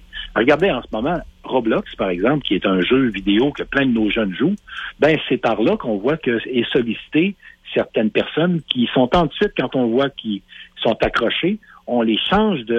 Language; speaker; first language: French; native; French